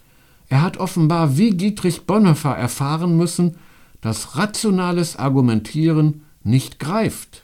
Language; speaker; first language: German; native; German